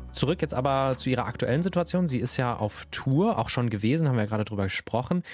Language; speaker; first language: German; native; German